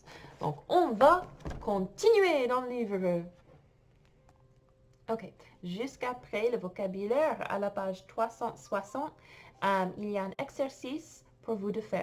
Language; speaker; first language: French; non-native, fluent; English